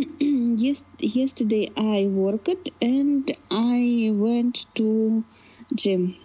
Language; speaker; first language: English; non-native, learner; Russian